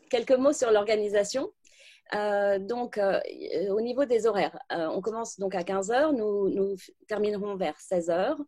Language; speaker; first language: French; native; French